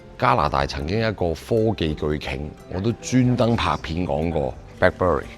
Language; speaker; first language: Cantonese; native; Cantonese